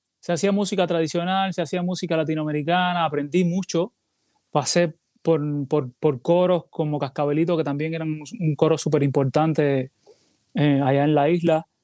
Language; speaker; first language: Spanish; native; Spanish